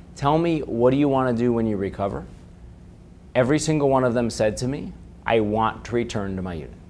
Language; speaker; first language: English; native; English